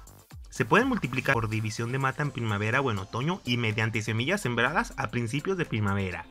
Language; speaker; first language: Spanish; native; Spanish